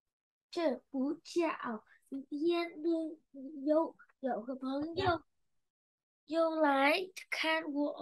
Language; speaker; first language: Chinese; non-native, learner; Vietnamese